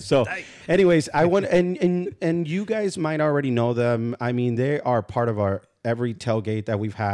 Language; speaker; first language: English; early bilingual, other home language; Spanish